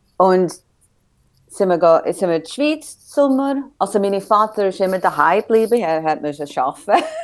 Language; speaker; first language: German; early bilingual, heritage; English